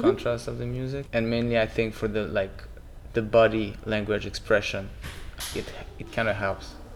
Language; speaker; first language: English; non-native, fluent; French